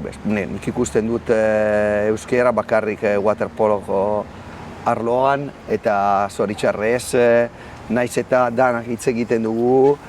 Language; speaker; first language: Basque; non-native, learner; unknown